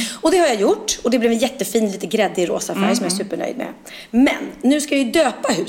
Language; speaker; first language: Swedish; native; Swedish